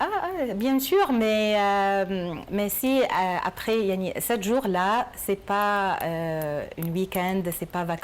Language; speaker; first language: French; non-native, learner; Arabic